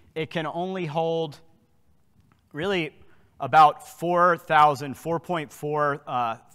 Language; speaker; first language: English; native; English